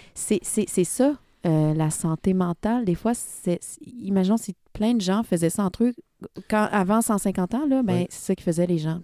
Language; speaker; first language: French; native; French